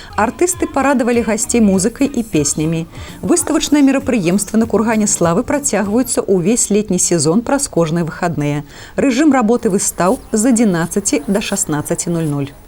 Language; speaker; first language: Belarusian; native; Belarusian